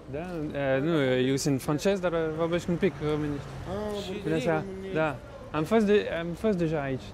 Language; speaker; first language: Romanian; non-native, learner; French